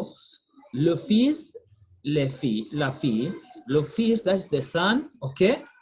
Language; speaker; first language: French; non-native, fluent; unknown